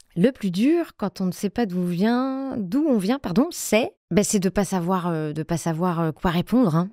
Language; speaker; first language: French; native; French